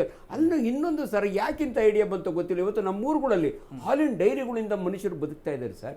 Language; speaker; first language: Kannada; native; Kannada